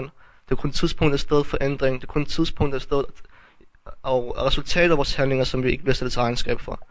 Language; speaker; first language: Danish; early bilingual, other home language; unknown